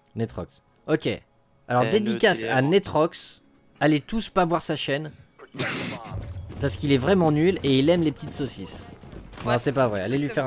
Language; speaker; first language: French; native; French